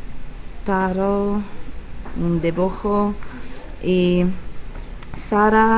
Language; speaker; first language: Spanish; non-native, learner; English